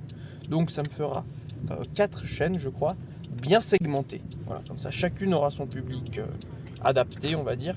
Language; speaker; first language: French; native; French